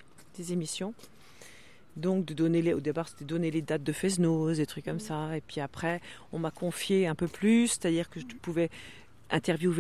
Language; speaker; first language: French; non-native, local second language; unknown